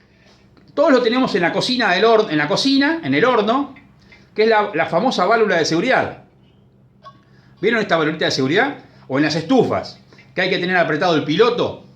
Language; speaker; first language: Spanish; native; Spanish